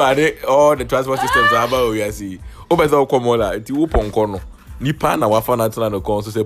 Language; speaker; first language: English; non-native, local second language; Akan